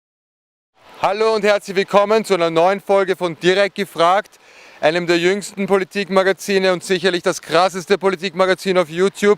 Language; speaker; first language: German; native; German